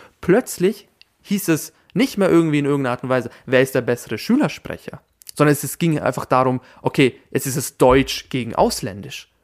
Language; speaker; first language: German; early bilingual, other home language; Albanian